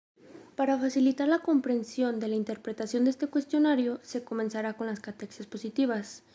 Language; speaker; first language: Spanish; native; Spanish